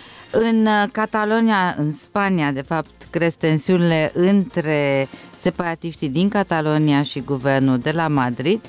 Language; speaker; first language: Romanian; native; Romanian